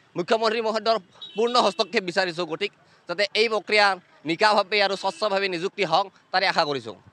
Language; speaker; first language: Assamese; native; Assamese